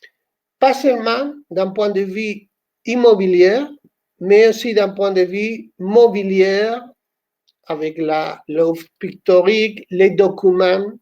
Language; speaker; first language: French; non-native, fluent; Spanish